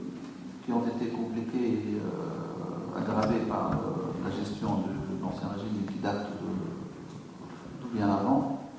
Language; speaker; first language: French; non-native, local second language; Arabic